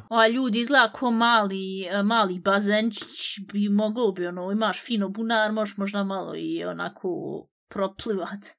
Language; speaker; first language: Bosnian; early bilingual, heritage; Bosnian